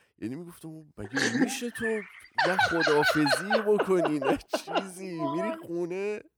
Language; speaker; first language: Persian; native; Persian